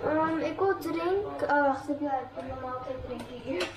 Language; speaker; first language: Dutch; early bilingual, other home language; Indonesian